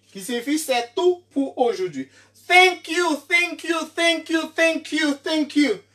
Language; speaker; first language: French; native; French